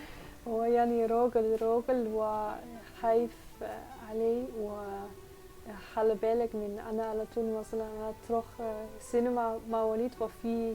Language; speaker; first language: Arabic; non-native, learner; Dutch